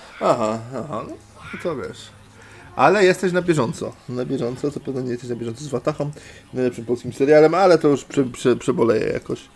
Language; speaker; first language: Polish; native; Polish